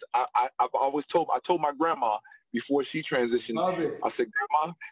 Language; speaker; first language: English; native; English